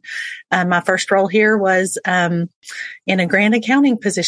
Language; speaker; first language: English; native; English